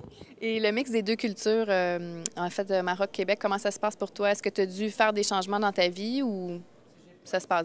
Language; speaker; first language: French; native; French